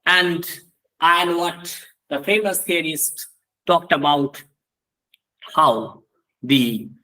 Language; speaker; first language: English; non-native, local second language; Bangla